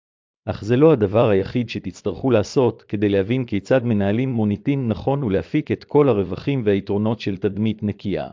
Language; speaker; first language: Hebrew; native; Hebrew